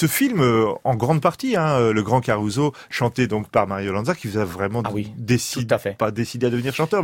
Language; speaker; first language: French; native; French